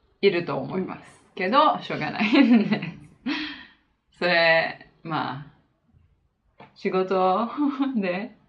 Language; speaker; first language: Japanese; non-native, fluent; Italian